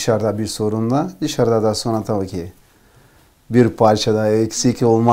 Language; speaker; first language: Turkish; non-native, learner; Portuguese